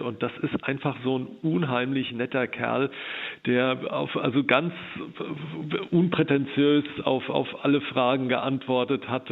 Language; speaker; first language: German; native; German